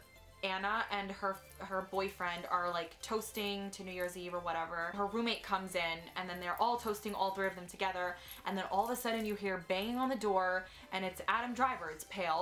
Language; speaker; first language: English; native; English